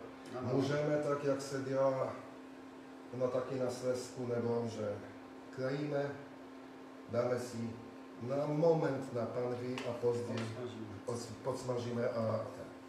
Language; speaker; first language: Czech; non-native, fluent; Polish